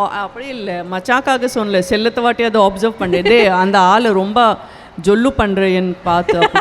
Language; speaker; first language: Tamil; non-native, local second language; Gujarati